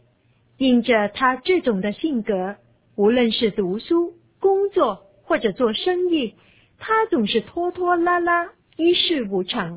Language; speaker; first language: Chinese; native; Chinese